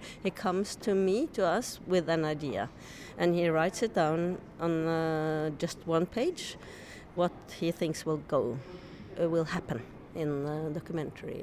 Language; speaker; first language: English; non-native, fluent; Norwegian